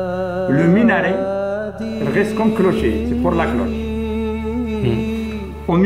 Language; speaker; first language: French; non-native, local second language; Arabic